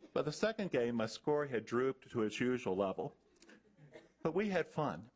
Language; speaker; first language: English; native; English